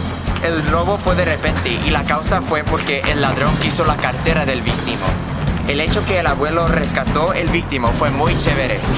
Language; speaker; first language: Spanish; non-native, learner; English